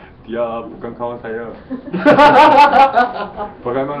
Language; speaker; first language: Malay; non-native, learner; Korean